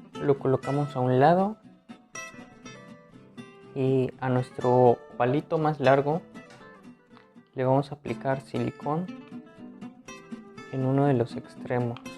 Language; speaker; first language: Spanish; native; Spanish